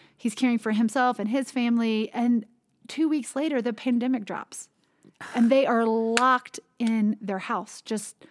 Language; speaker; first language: English; native; English